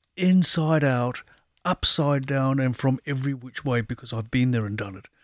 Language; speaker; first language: English; native; English